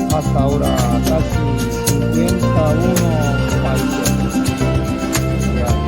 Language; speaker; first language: Spanish; non-native, learner; Korean